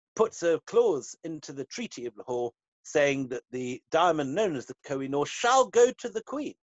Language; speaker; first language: English; native; English